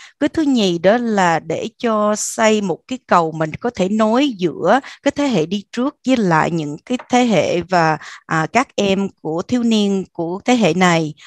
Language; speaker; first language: Vietnamese; early bilingual, heritage; Vietnamese